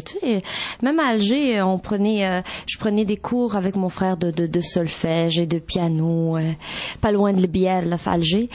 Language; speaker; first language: French; non-native, local second language; Arabic